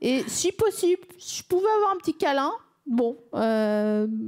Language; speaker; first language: French; native; French